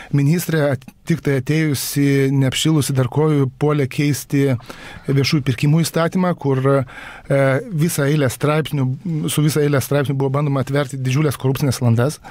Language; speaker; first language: Lithuanian; native; Lithuanian